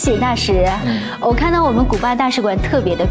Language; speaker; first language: Chinese; native; Chinese